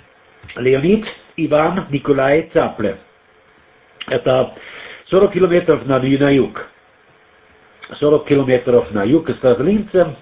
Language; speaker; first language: Russian; non-native, learner; German